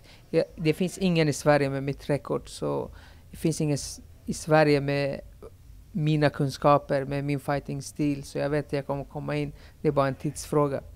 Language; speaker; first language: Swedish; early bilingual, other home language; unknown